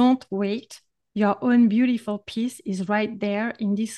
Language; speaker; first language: English; non-native, fluent; French